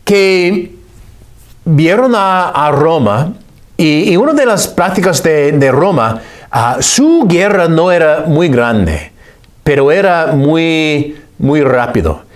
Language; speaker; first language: Spanish; non-native, fluent; English